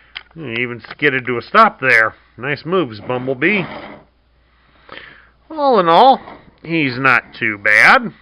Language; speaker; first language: English; native; English